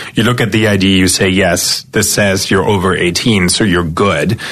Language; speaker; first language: English; non-native, fluent; German